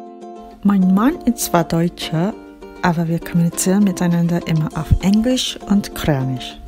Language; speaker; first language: German; non-native, fluent; Korean